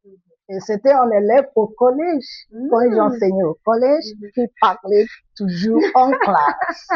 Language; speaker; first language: French; non-native, fluent; Igbo